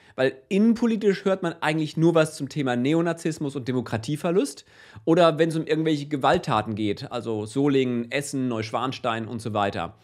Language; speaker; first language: German; native; German